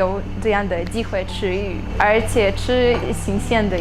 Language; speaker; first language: Chinese; non-native, fluent; Russian